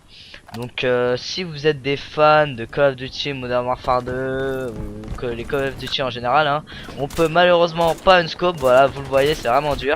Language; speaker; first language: French; native; French